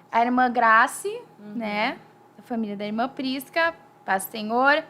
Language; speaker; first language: Portuguese; native; Portuguese